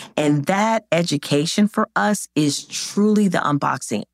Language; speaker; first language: English; native; English